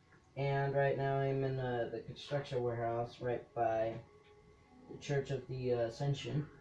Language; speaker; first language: English; native; English